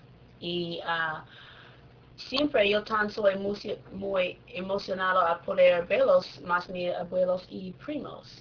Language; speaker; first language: Spanish; non-native, learner; English